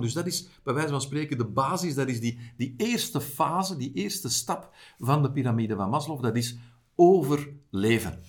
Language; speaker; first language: Dutch; native; Dutch